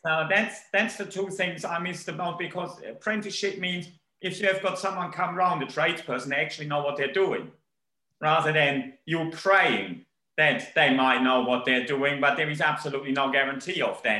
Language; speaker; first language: English; non-native, fluent; German